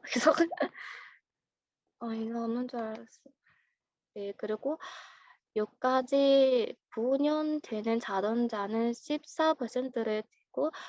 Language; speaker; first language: Korean; non-native, learner; Mongolian